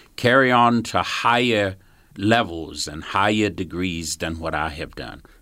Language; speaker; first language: English; native; English